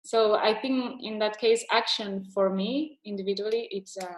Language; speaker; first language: English; non-native, fluent; Catalan